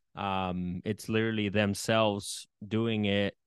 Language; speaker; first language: English; early bilingual, other home language; Spanish